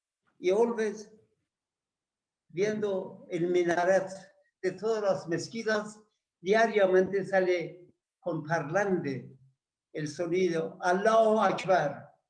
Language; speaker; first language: Spanish; non-native, fluent; Persian